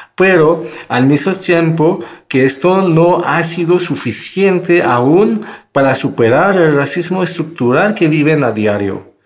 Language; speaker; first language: Spanish; non-native, fluent; French